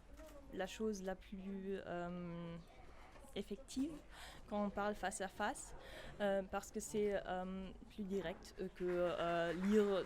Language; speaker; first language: French; non-native, fluent; German